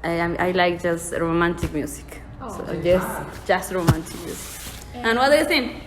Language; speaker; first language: English; non-native, learner; Spanish